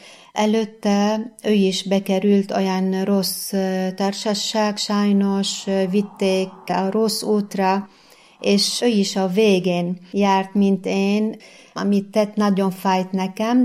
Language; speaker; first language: Hungarian; non-native, learner; Arabic